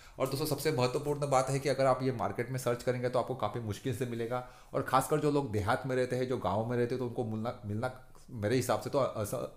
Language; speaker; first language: Hindi; non-native, local second language; Marathi